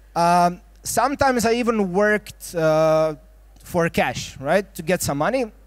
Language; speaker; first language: English; non-native, fluent; Croatian